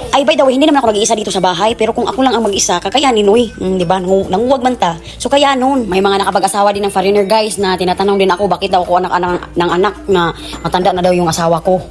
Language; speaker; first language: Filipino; non-native, local second language; Cebuano